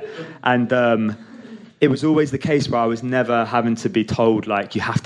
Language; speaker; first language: English; native; English